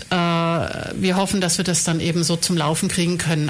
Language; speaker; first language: German; native; German